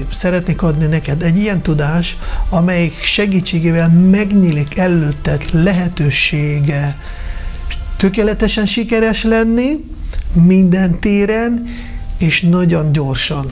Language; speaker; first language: Hungarian; non-native, fluent; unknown